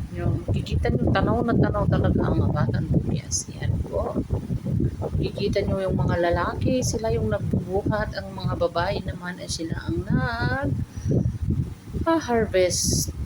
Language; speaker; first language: Filipino; non-native, local second language; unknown